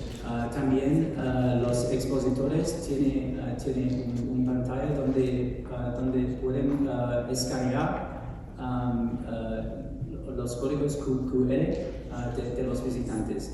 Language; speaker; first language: Spanish; non-native, fluent; English